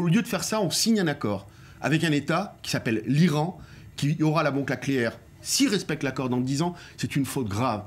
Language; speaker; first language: French; native; French